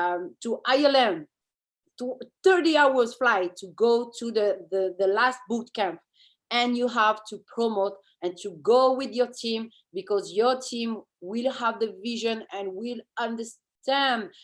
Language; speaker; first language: English; non-native, fluent; French